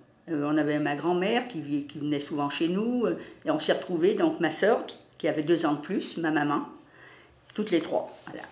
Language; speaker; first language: French; native; French